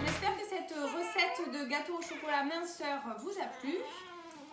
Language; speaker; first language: French; native; French